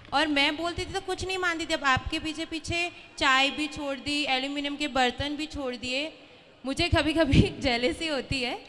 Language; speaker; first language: Hindi; native; Hindi